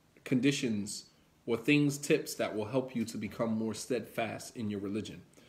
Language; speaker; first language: English; native; English